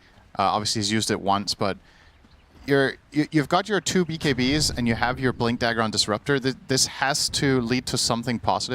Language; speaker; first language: English; native; English